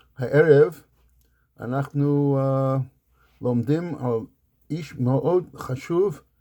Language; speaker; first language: Hebrew; non-native, fluent; English